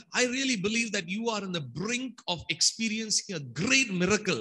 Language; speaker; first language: English; non-native, local second language; Tamil